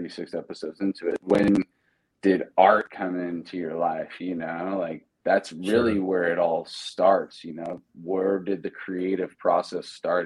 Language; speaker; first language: English; native; English